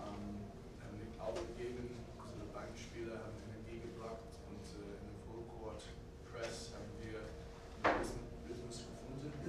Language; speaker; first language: German; non-native, learner; English